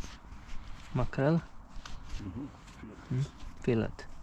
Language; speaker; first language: English; non-native, learner; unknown